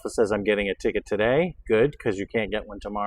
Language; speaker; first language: English; native; English